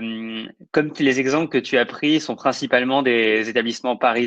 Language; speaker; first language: French; native; French